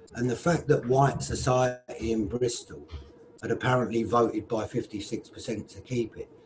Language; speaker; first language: English; native; English